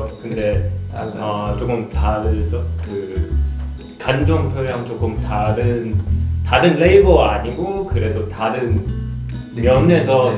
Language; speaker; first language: Korean; non-native, fluent; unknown